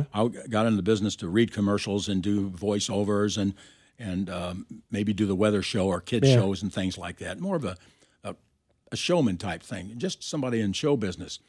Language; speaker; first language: English; native; English